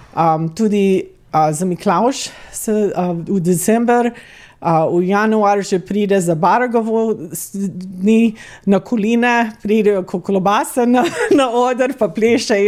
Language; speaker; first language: Slovenian; early bilingual, heritage; Slovenian